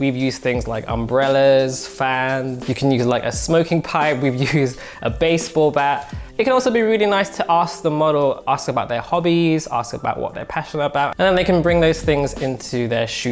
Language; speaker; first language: English; native; English